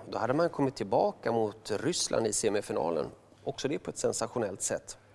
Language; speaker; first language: Swedish; early bilingual, other home language; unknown